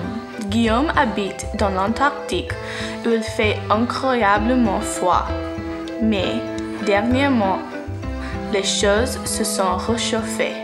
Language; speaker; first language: French; non-native, learner; English